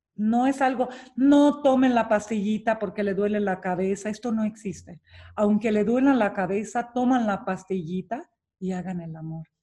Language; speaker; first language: Spanish; non-native, fluent; Romanian